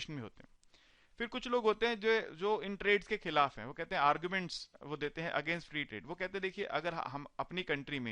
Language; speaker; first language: Hindi; native; Hindi